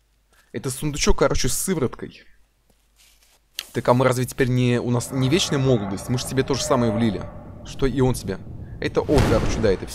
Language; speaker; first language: Russian; native; Russian